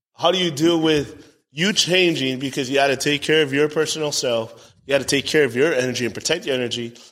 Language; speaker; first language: English; early bilingual, other home language; Spanish